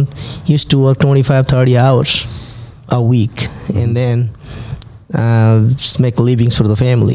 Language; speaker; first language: English; non-native, local second language; Nepali